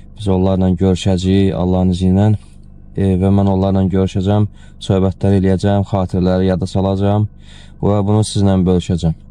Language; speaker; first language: Azerbaijani; native; Azerbaijani